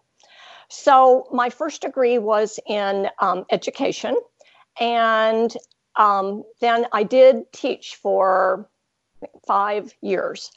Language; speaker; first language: English; native; English